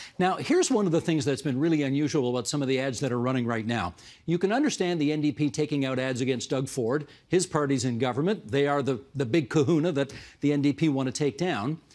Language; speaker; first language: English; native; English